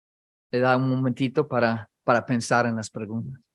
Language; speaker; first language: Spanish; non-native, fluent; English